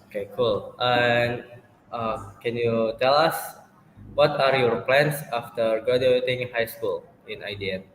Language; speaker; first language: English; non-native, fluent; Indonesian